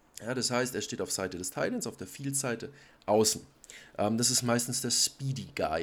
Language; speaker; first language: German; native; German